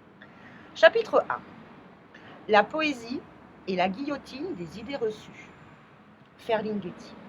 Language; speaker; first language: French; native; French